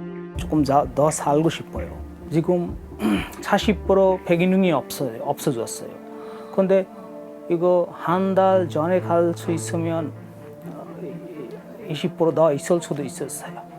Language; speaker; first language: Korean; non-native, learner; Bangla